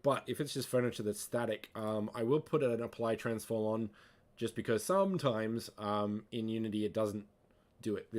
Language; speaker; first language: English; native; English